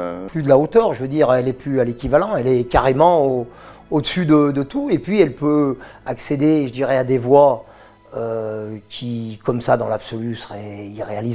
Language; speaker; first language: French; native; French